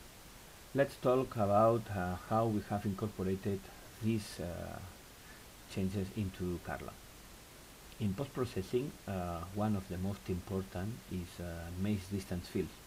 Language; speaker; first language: English; non-native, fluent; Spanish